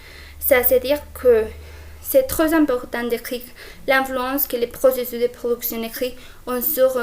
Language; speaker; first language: French; non-native, fluent; Spanish